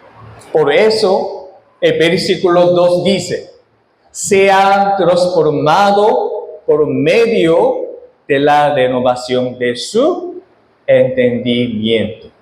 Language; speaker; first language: Spanish; non-native, fluent; Korean